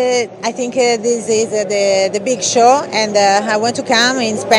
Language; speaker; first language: English; non-native, learner; Italian